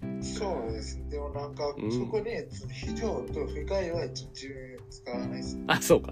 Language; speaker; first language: Japanese; non-native, fluent; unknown